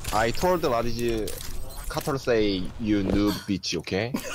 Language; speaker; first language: English; non-native, learner; Korean